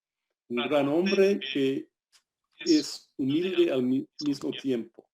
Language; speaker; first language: Spanish; non-native, fluent; English